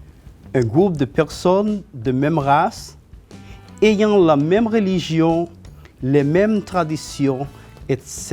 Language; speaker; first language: French; non-native, fluent; Spanish